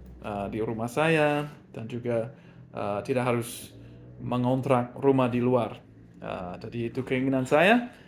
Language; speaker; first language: Indonesian; non-native, fluent; English